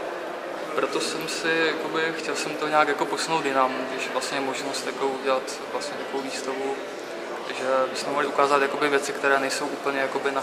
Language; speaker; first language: Czech; native; Czech